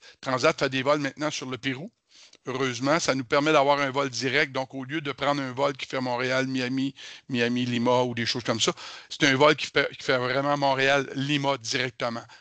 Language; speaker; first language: French; native; French